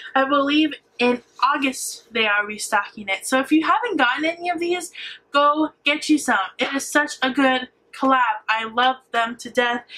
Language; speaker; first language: English; native; English